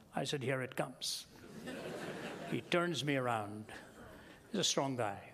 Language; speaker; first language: English; non-native, local second language; Hindi